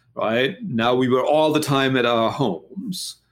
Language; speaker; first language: English; non-native, fluent; German